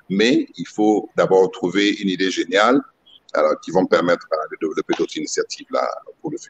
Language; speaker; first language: French; non-native, local second language; Mossi